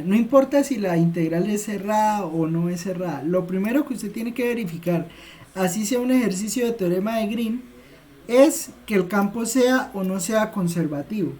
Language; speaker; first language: Spanish; native; Spanish